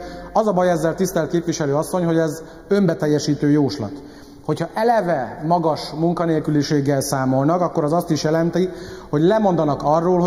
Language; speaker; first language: Hungarian; native; Hungarian